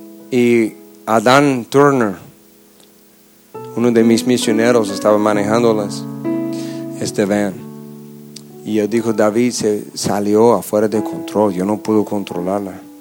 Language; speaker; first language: Spanish; non-native, fluent; English